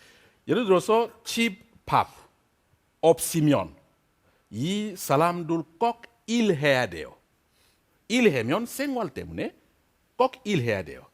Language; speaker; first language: Korean; non-native, learner; French